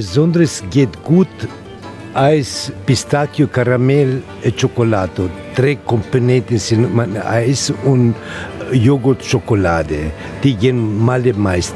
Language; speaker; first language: German; non-native, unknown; Italian